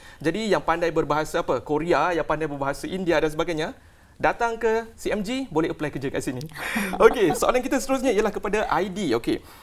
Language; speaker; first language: Malay; native; Malay